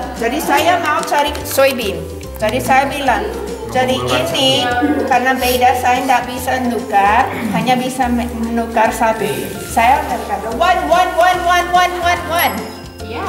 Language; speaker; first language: Indonesian; non-native, learner; English